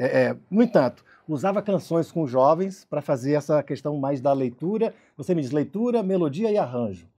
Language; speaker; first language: Portuguese; native; Portuguese